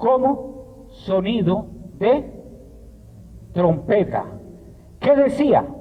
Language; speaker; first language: Spanish; native; Spanish